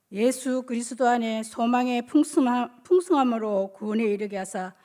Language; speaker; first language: Korean; native; Korean